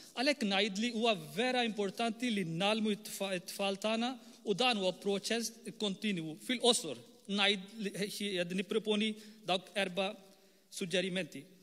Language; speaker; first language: Maltese; non-native, fluent; Urdu